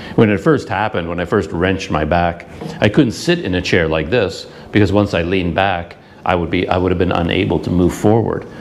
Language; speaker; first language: English; native; English